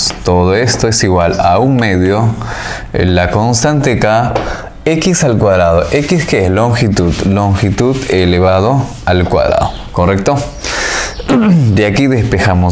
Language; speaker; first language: Spanish; native; Spanish